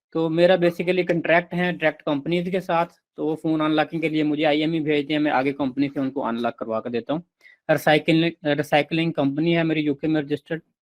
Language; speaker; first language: Urdu; non-native, local second language; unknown